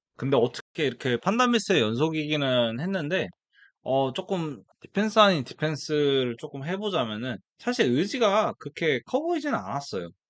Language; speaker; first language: Korean; native; Korean